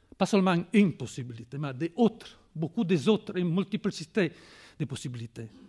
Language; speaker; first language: French; non-native, fluent; Italian